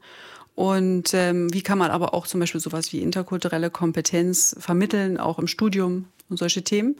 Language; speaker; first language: German; native; German